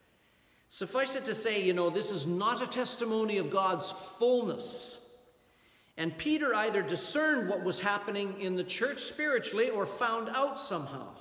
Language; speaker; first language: English; native; English